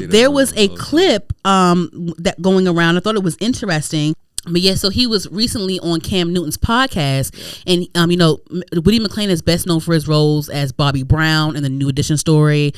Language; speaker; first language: English; native; English